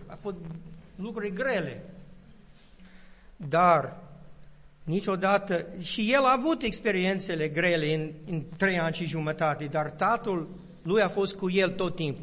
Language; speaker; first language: Romanian; non-native, learner; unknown